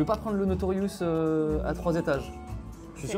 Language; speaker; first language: French; native; French